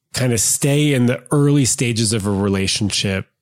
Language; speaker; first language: English; native; English